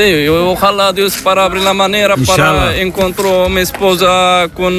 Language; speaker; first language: Spanish; non-native, learner; Arabic